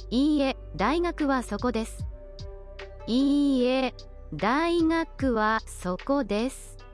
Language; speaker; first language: Japanese; non-native, learner; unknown